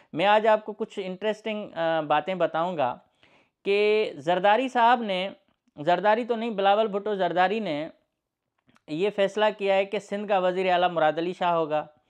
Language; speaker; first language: Urdu; non-native, local second language; Sindhi